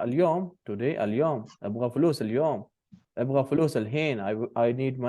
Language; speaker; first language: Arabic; non-native, fluent; Urdu